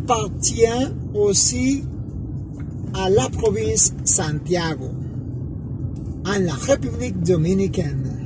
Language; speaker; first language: French; non-native, fluent; Spanish